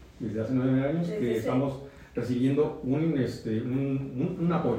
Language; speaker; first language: Spanish; native; Spanish